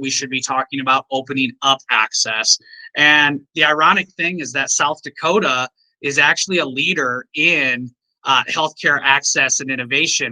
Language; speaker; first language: English; native; English